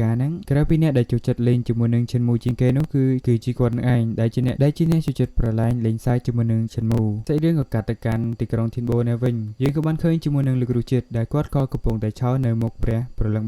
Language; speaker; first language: Khmer; native; Khmer